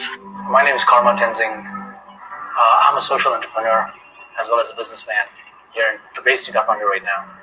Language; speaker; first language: English; non-native, fluent; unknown